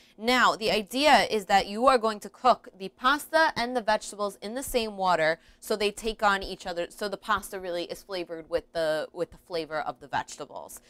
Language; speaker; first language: English; early bilingual, other home language; Italian